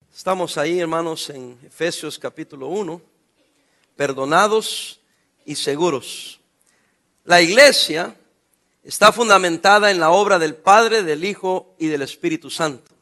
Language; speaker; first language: Spanish; native; Spanish